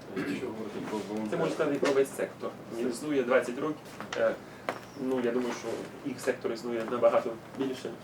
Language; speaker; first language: Ukrainian; non-native, fluent; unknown